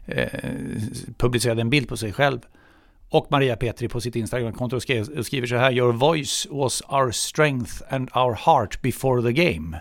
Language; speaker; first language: Swedish; native; Swedish